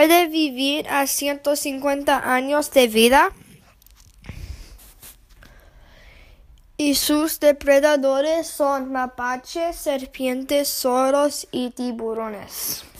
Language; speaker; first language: Spanish; non-native, learner; English